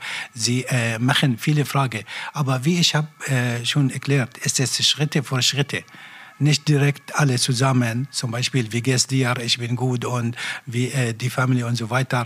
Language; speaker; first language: German; non-native, learner; Arabic